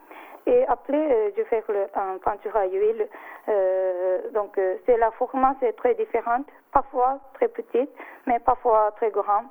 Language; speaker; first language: French; non-native, learner; Japanese